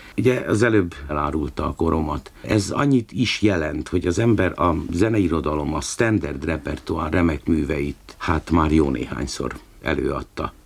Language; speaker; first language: Hungarian; native; Hungarian